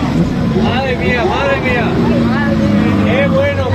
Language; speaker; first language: Spanish; native; Spanish